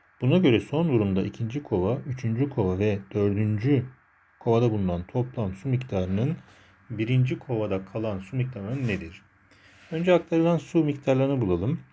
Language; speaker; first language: Turkish; native; Turkish